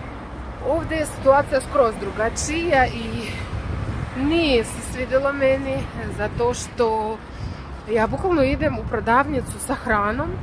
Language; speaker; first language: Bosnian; non-native, learner; Russian